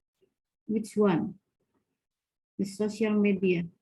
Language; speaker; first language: English; non-native, fluent; Indonesian